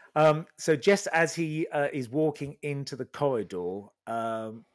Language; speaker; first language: English; native; English